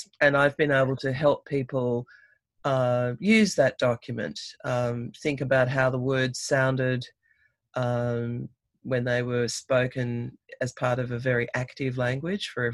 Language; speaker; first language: English; native; English